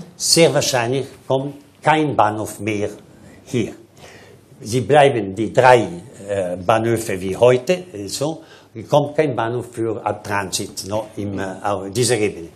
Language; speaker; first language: German; non-native, local second language; Italian